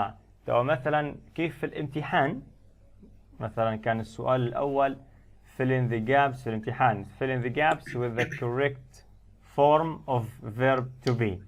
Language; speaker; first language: Arabic; native; Arabic